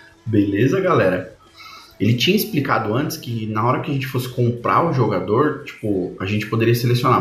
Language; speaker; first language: Portuguese; native; Portuguese